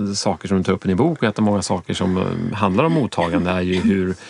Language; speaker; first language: Swedish; native; Swedish